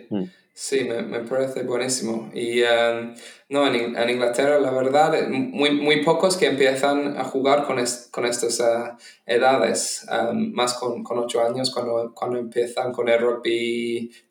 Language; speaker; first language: Spanish; non-native, fluent; English